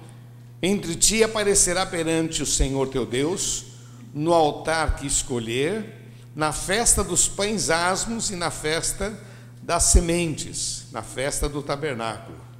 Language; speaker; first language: Portuguese; native; Portuguese